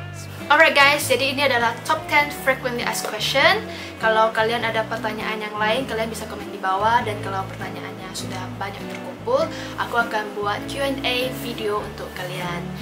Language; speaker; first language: Indonesian; non-native, local second language; Min Nan Chinese